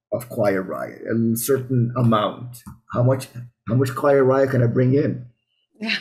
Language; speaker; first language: English; early bilingual, other home language; Spanish